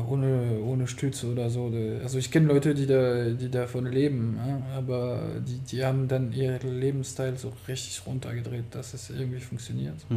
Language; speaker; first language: German; non-native, fluent; French